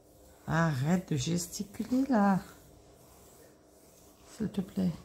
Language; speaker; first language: French; native; French